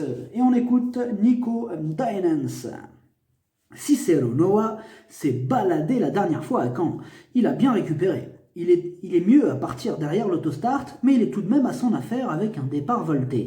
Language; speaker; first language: French; native; French